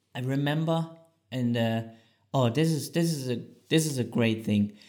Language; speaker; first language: English; non-native, fluent; German